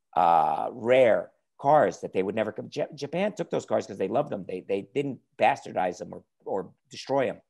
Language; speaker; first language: English; native; English